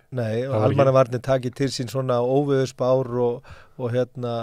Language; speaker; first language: Icelandic; native; Icelandic